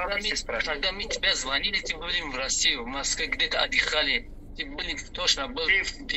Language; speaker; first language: Russian; non-native, learner; Tajik